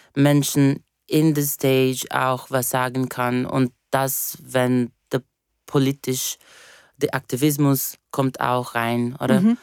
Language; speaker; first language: German; non-native, fluent; Portuguese